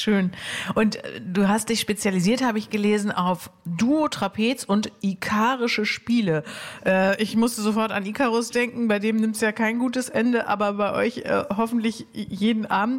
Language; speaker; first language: German; native; German